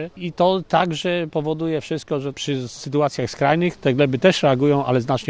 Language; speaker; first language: Polish; native; Polish